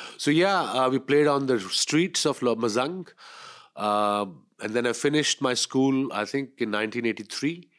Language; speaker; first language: English; non-native, local second language; Urdu